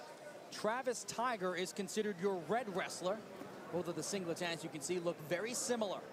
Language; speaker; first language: English; native; English